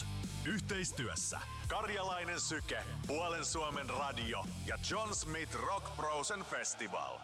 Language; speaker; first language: Finnish; native; Finnish